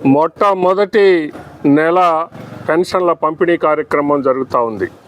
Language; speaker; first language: Telugu; native; Telugu